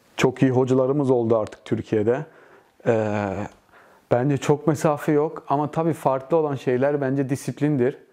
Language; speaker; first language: Turkish; early bilingual, heritage; Turkish